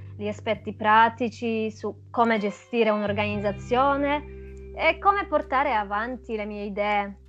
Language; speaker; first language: Italian; non-native, fluent; Polish